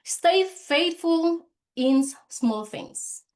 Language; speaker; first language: English; non-native, local second language; Filipino